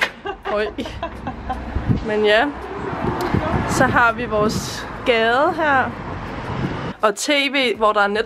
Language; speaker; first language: Danish; native; Danish